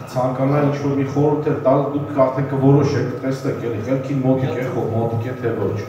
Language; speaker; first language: Armenian; native; Armenian